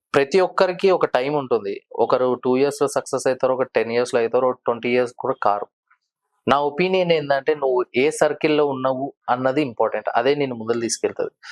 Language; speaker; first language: Telugu; native; Telugu